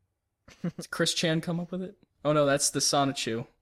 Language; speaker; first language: English; native; English